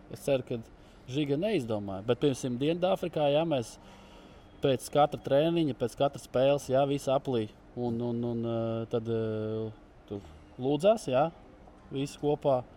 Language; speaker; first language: Latvian; native; Latvian